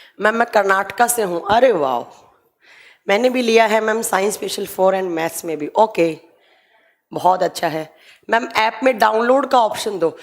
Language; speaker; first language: Hindi; native; Hindi